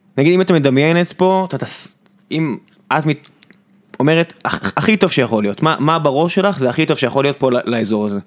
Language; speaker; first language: Hebrew; native; Hebrew